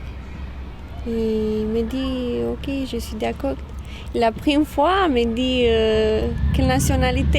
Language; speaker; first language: French; non-native, learner; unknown